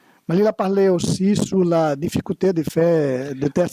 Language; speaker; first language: French; non-native, learner; Portuguese